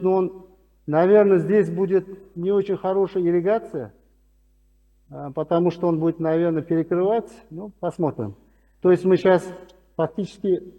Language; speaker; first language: Russian; non-native, local second language; Uzbek